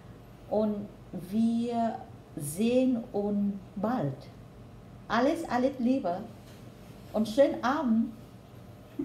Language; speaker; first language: German; non-native, learner; Vietnamese